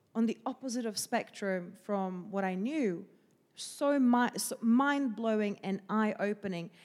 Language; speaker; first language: English; non-native, fluent; Slovak